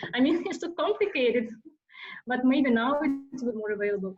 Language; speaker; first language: English; non-native, learner; Russian